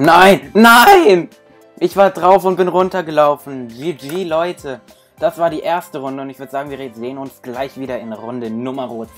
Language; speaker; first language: German; native; German